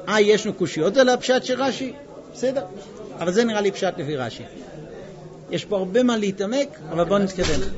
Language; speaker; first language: Hebrew; non-native, fluent; English